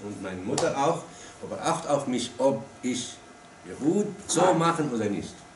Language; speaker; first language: German; non-native, learner; Arabic